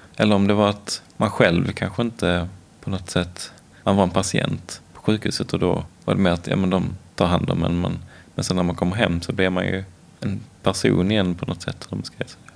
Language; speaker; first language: Swedish; native; Swedish